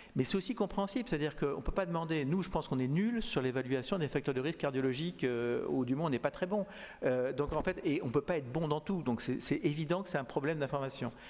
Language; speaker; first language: French; native; French